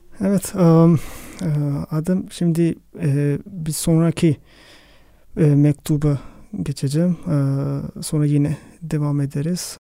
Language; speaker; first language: Turkish; non-native, fluent; Arabic